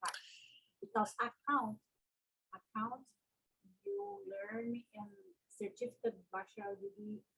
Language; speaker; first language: English; non-native, learner; Portuguese